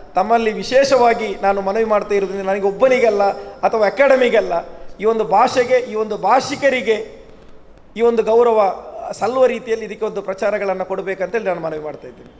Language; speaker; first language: Kannada; non-native, local second language; Malayalam